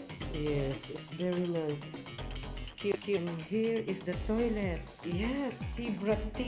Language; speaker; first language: English; non-native, local second language; Filipino